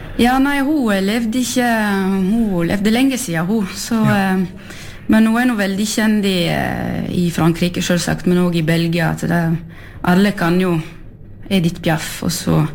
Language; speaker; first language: Norwegian; early bilingual, heritage; Norwegian